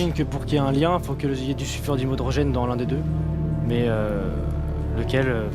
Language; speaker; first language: French; native; French